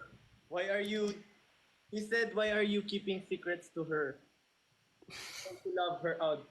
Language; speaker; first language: English; non-native, local second language; Filipino